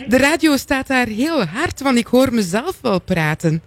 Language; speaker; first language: Dutch; native; Dutch